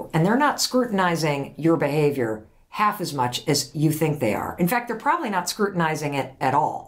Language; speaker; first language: English; native; English